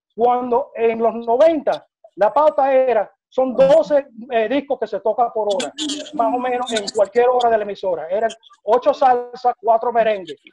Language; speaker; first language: Spanish; early bilingual, heritage; Spanish